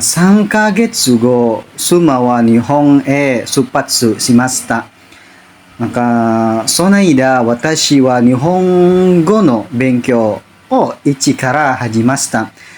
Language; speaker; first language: Japanese; non-native, learner; Indonesian